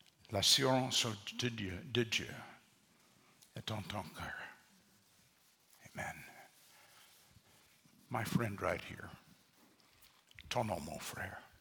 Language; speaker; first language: French; non-native, learner; English